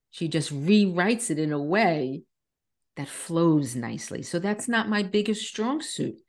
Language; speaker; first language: English; native; English